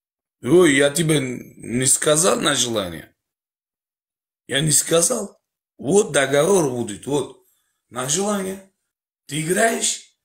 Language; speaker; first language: Russian; non-native, learner; Uzbek